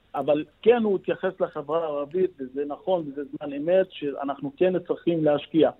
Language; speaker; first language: Hebrew; non-native, local second language; Arabic